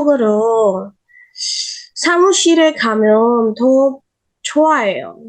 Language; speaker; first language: Korean; non-native, learner; Indonesian